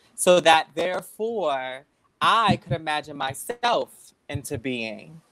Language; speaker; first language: English; native; English